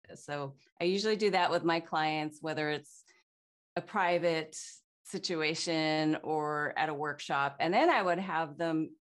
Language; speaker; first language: English; native; English